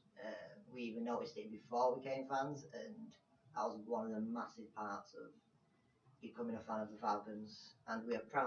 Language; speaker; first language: English; native; English